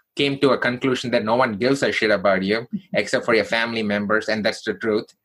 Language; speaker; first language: English; non-native, local second language; Tamil